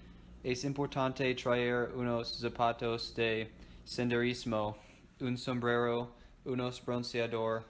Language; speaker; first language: Spanish; non-native, learner; English